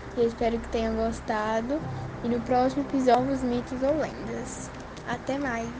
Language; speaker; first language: Portuguese; native; Portuguese